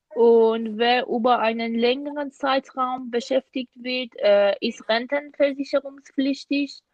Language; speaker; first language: German; non-native, fluent; Persian